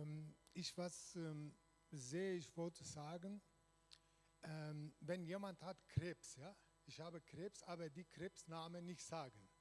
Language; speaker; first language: German; non-native, learner; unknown